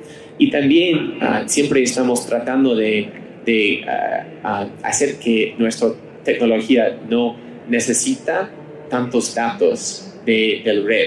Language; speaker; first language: Spanish; non-native, learner; English